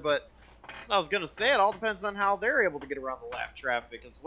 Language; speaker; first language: English; native; English